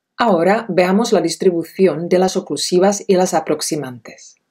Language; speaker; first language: Spanish; non-native, fluent; Czech